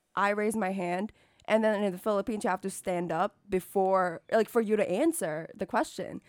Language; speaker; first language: English; early bilingual, other home language; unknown